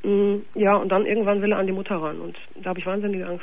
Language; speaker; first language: German; native; German